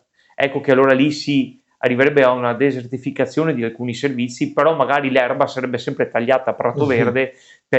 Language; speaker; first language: Italian; native; Italian